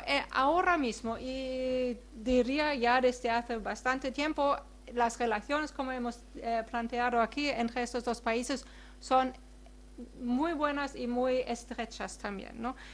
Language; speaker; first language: Spanish; non-native, fluent; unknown